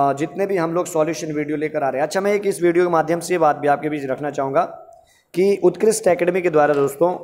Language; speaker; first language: Hindi; native; Hindi